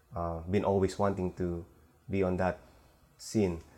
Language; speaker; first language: English; non-native, local second language; Filipino